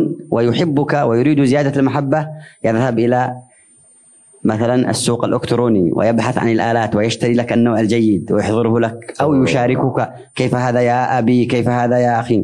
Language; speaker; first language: Arabic; native; Arabic